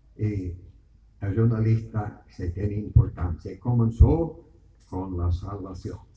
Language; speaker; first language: Spanish; native; Spanish